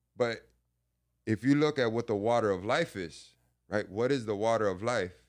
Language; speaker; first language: English; native; English